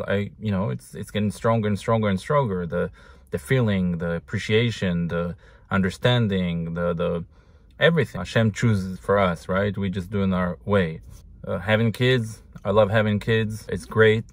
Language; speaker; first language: English; non-native, fluent; Hebrew